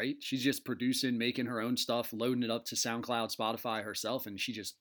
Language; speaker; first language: English; native; English